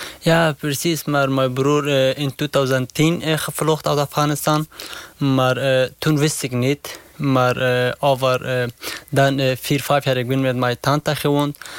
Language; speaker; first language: Dutch; non-native, learner; Persian